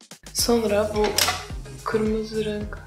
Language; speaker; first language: Turkish; non-native, fluent; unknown